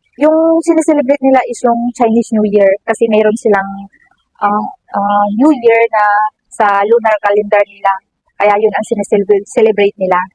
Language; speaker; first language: Filipino; native; Filipino